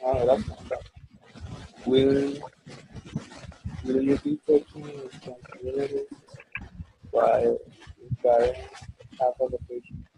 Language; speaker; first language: English; non-native, learner; Spanish